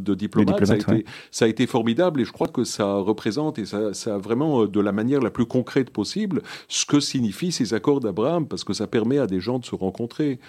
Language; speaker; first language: French; early bilingual, other home language; Hebrew